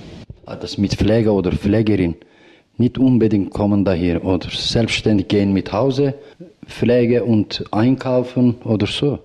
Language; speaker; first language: German; non-native, learner; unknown